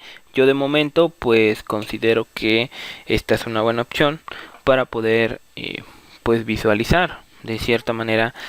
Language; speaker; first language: Spanish; native; Spanish